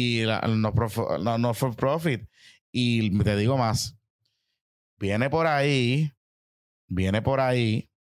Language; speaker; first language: Spanish; native; Spanish